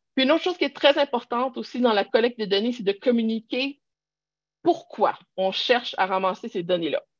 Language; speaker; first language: French; native; French